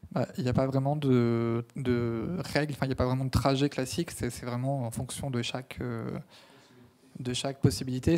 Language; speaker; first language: French; native; French